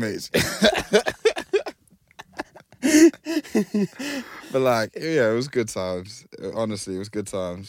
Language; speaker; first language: English; native; English